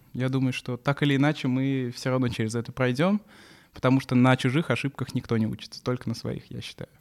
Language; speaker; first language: Russian; native; Russian